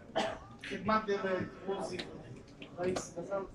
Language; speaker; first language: Russian; non-native, learner; Tajik